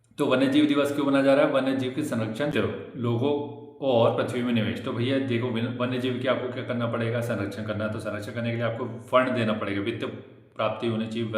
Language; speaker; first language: Hindi; native; Hindi